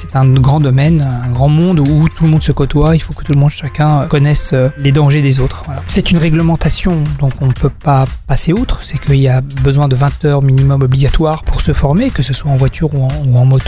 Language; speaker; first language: French; native; French